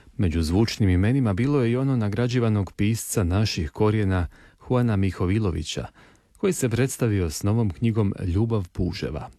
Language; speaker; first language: Croatian; native; Croatian